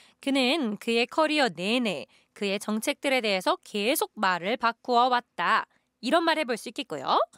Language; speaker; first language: Korean; native; Korean